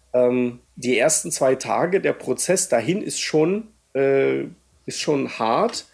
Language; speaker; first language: German; native; German